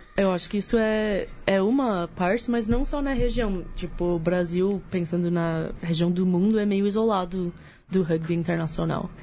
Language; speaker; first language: Portuguese; early bilingual, heritage; Portuguese